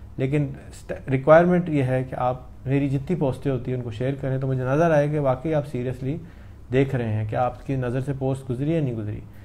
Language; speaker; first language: Urdu; native; Urdu